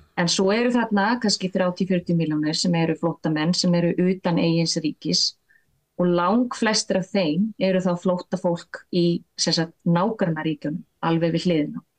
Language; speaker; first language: Icelandic; native; Icelandic